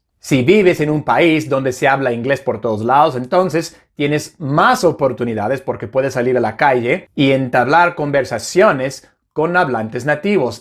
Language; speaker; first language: Spanish; non-native, fluent; English